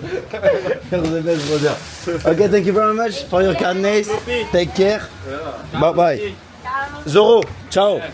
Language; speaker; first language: English; non-native, learner; French